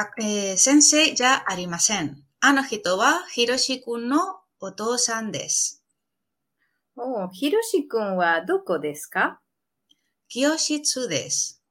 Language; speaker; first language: Japanese; non-native, fluent; Spanish